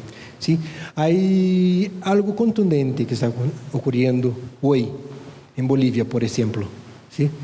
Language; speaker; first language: Spanish; non-native, fluent; Portuguese